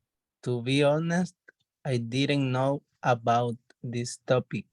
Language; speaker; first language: English; non-native, learner; Spanish